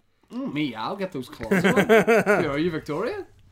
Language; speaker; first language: English; native; English